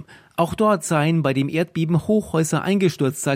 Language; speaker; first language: German; native; German